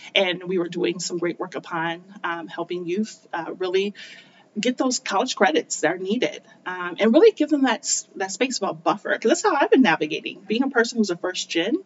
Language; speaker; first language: English; native; English